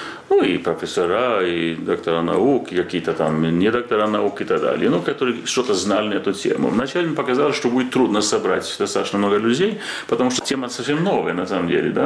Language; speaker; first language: Russian; non-native, fluent; Swedish